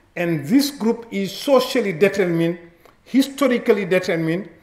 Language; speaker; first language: English; non-native, fluent; Wolof